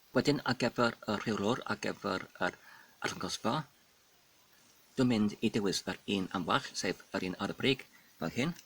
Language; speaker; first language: Welsh; non-native, fluent; English